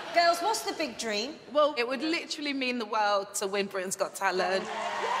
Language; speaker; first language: English; native; English